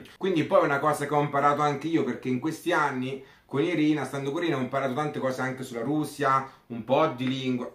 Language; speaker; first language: Italian; native; Italian